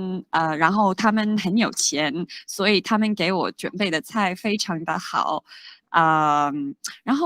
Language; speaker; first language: Chinese; non-native, fluent; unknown